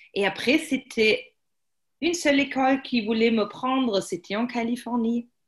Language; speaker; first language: French; non-native, fluent; German